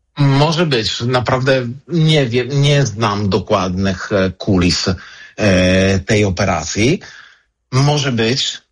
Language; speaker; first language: Polish; non-native, fluent; Italian